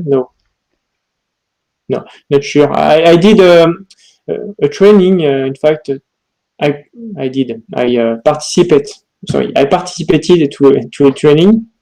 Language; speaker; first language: English; non-native, learner; French